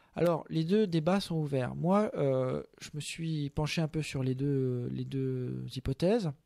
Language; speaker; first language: French; native; French